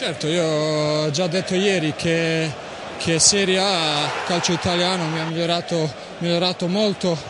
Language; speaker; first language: Italian; non-native, learner; Bosnian